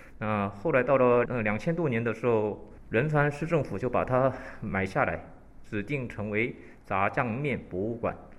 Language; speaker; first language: Chinese; early bilingual, heritage; Chinese